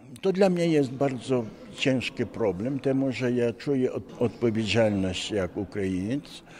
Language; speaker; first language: Polish; non-native, learner; Ukrainian